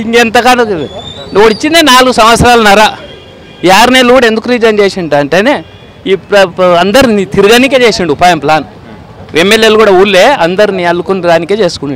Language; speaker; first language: Telugu; native; Telugu